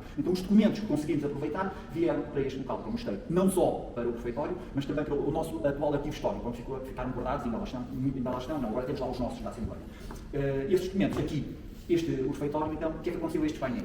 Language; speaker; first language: Portuguese; native; Portuguese